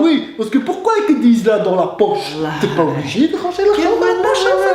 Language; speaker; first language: French; native; French